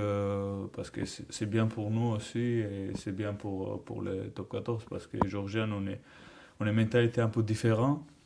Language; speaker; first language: French; non-native, learner; Georgian